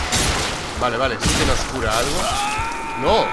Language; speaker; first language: Spanish; native; Spanish